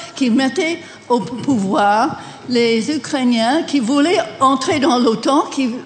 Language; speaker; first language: French; non-native, fluent; English